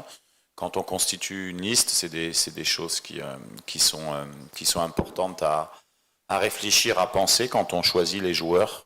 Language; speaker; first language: French; native; French